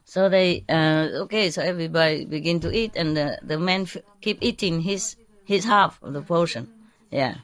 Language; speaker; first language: English; non-native, fluent; Vietnamese